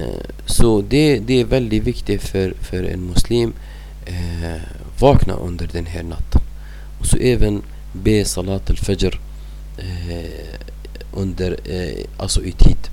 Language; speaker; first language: Swedish; non-native, fluent; Arabic